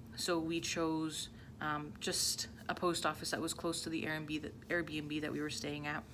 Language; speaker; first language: English; native; English